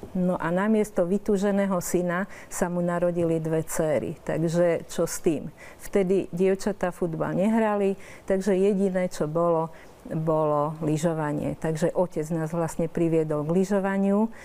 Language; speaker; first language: Slovak; native; Slovak